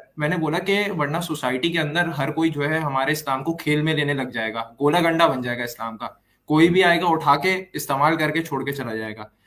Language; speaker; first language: Urdu; native; Urdu